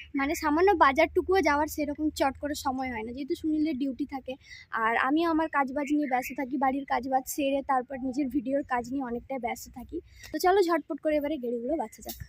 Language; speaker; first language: Bangla; non-native, local second language; Santali